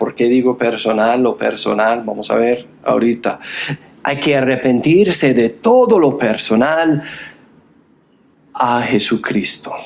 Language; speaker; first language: Spanish; non-native, fluent; English